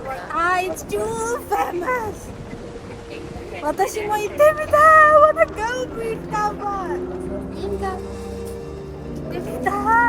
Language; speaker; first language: Japanese; non-native, fluent; Hindi